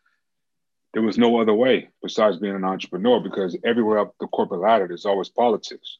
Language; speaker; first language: English; native; English